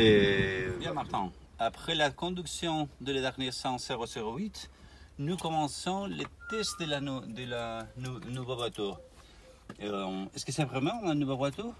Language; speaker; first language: French; non-native, learner; Spanish